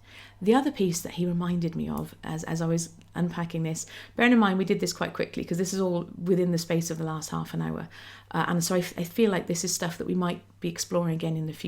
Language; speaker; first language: English; native; English